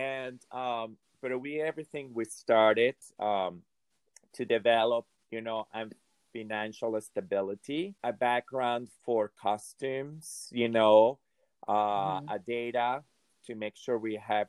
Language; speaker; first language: English; non-native, fluent; Hungarian